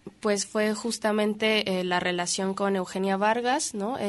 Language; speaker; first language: Spanish; native; Spanish